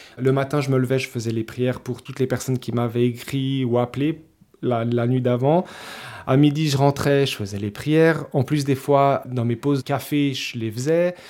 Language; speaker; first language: French; early bilingual, other home language; Spanish